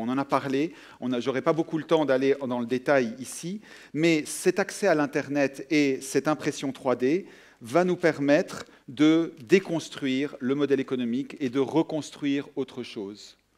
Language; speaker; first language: French; native; French